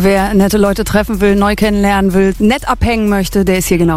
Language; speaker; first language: German; native; German